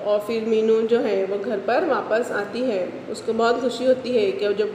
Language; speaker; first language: Hindi; non-native, local second language; Marathi